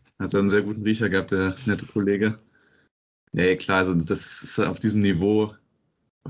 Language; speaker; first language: German; native; German